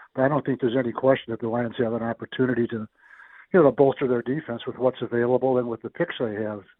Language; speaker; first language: English; native; English